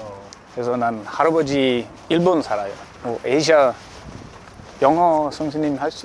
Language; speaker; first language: Korean; non-native, learner; English